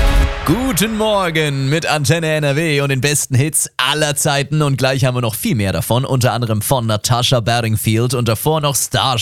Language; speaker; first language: German; native; German